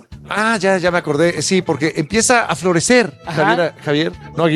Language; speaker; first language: Spanish; native; Spanish